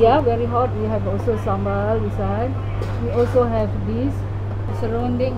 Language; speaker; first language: English; non-native, learner; Indonesian